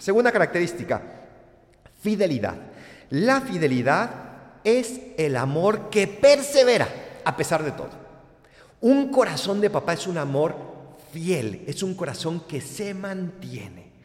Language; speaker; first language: Spanish; native; Spanish